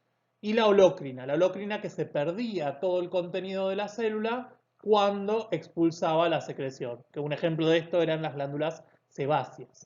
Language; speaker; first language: Spanish; native; Spanish